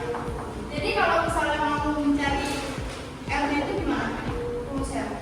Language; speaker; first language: Indonesian; native; Indonesian